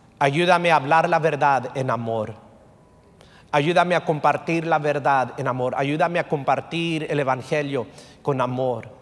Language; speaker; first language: Spanish; early bilingual, heritage; Spanish